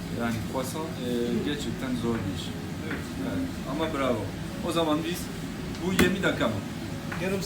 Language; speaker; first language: Turkish; non-native, learner; French